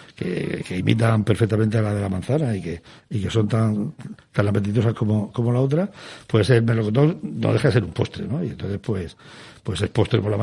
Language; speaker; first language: Spanish; native; Spanish